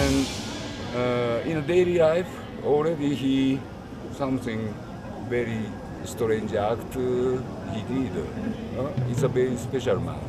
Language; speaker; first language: English; non-native, learner; Japanese